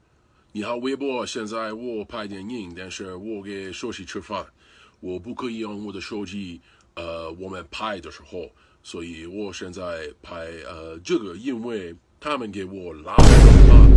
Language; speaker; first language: Chinese; non-native, learner; English